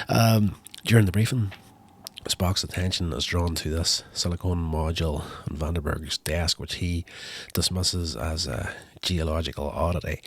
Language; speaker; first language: English; native; English